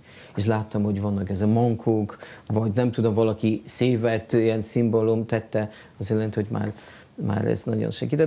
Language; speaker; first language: Hungarian; non-native, fluent; Polish